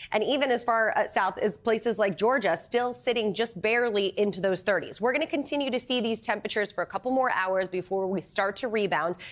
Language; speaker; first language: English; native; English